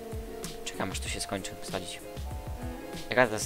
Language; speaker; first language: Polish; native; Polish